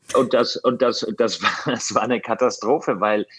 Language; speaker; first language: German; native; German